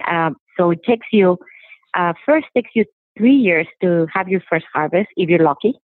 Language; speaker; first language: English; non-native, fluent; Spanish